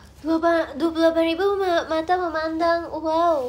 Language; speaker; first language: Indonesian; native; Indonesian